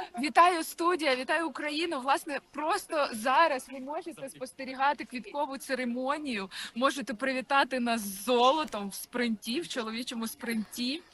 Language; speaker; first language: Ukrainian; native; Ukrainian